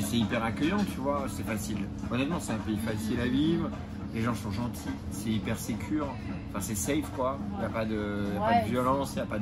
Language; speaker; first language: French; native; French